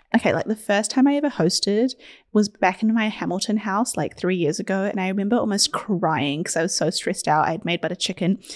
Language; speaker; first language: English; early bilingual, other home language; Hindi